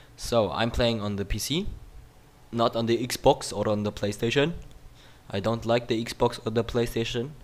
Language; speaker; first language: English; non-native, learner; German